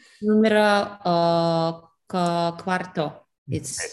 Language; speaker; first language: Spanish; non-native, learner; English